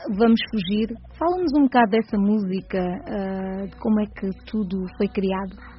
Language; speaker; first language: Portuguese; native; Portuguese